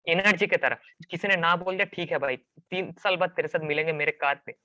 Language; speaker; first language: Hindi; non-native, local second language; Bangla